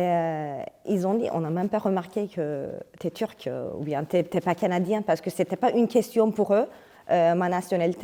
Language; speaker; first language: French; non-native, fluent; Turkish